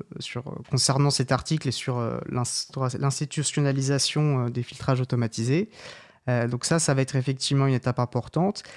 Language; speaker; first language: French; native; French